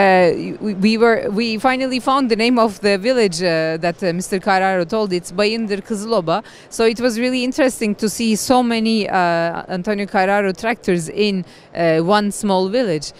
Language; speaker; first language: English; non-native, fluent; Turkish